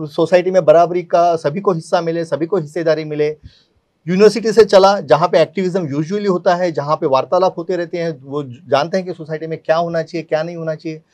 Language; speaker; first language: Hindi; native; Hindi